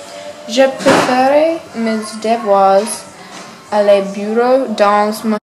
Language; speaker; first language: French; non-native, learner; English